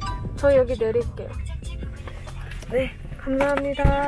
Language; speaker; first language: Korean; non-native, fluent; Indonesian